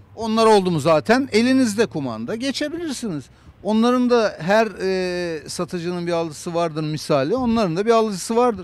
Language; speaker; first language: Turkish; native; Turkish